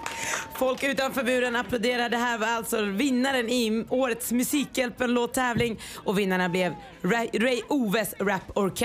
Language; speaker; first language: Swedish; native; Swedish